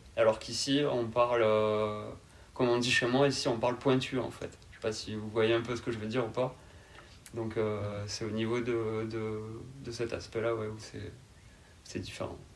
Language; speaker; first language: French; native; French